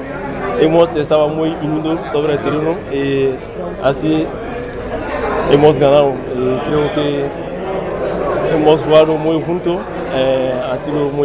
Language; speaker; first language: Spanish; non-native, learner; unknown